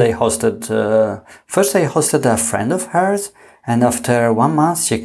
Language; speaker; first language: English; non-native, fluent; Italian